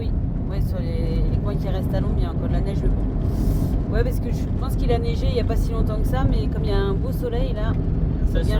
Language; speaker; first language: French; native; French